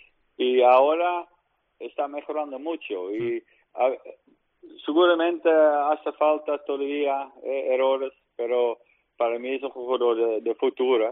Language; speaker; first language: Spanish; non-native, learner; Dutch